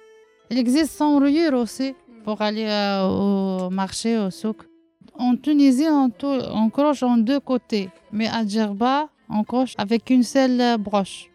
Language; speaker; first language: French; non-native, learner; Arabic